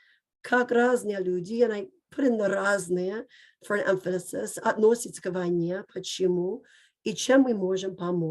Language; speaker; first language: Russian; non-native, fluent; English